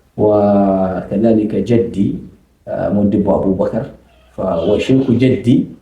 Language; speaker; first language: Arabic; non-native, fluent; Fula